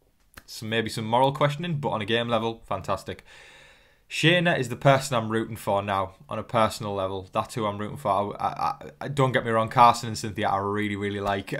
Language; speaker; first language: English; native; English